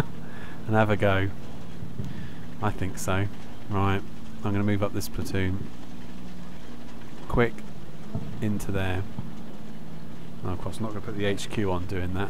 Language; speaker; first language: English; native; English